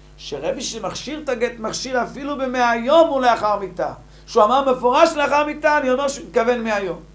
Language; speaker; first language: Hebrew; native; Hebrew